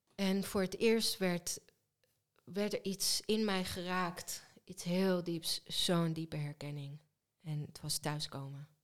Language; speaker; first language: Dutch; early bilingual, other home language; Hebrew